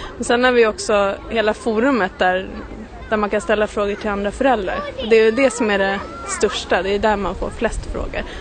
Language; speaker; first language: Swedish; native; Swedish